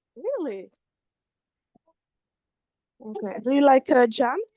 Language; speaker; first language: English; non-native, fluent; French